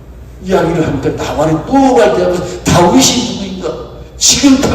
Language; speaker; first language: Korean; native; Korean